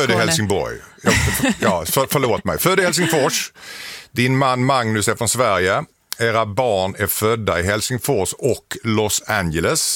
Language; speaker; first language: Swedish; native; Swedish